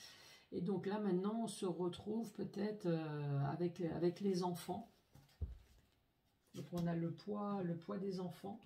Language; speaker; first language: French; native; French